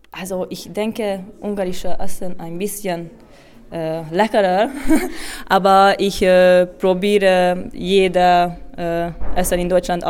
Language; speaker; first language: German; non-native, learner; Hungarian